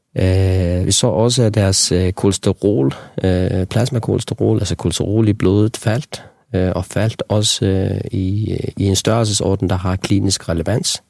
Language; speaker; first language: Danish; non-native, local second language; Faroese